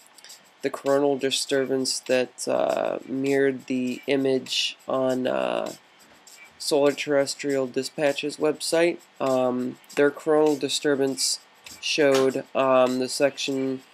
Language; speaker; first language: English; native; English